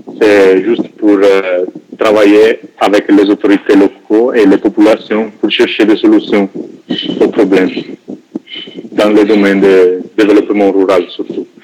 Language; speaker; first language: French; non-native, learner; Italian